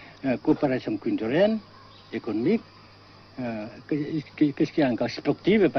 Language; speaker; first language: French; non-native, fluent; Vietnamese